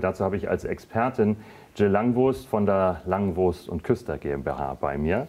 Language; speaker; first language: German; native; German